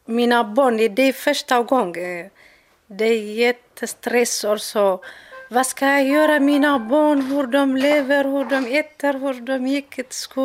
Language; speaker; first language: Swedish; non-native, learner; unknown